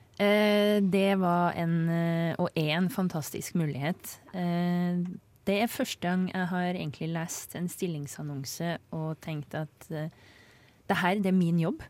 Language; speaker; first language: Norwegian; native; Norwegian